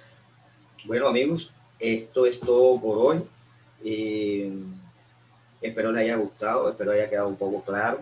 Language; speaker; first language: Spanish; native; Spanish